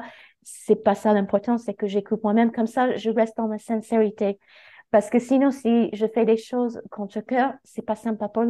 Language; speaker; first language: French; non-native, fluent; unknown